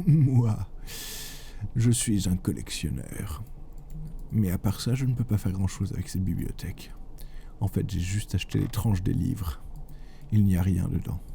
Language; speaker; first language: French; native; French